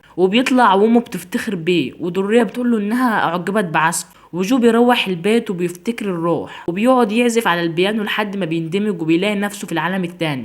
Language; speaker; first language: Arabic; native; Arabic